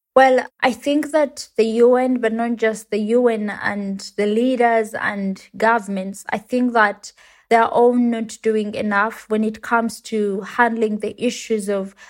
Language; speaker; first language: English; non-native, local second language; Ganda